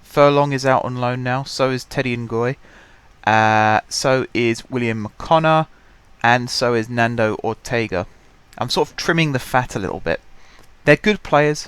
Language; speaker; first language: English; native; English